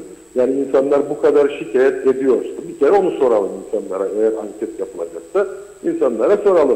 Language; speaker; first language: Turkish; native; Turkish